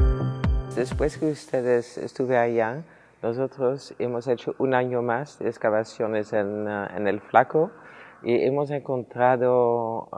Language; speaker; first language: Spanish; non-native, fluent; Dutch